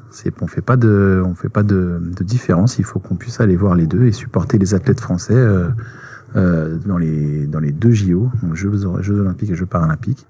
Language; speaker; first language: French; native; French